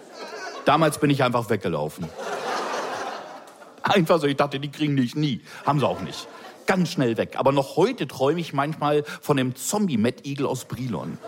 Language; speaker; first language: German; native; German